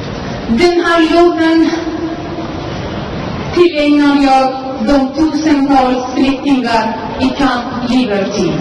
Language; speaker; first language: Swedish; non-native, fluent; Persian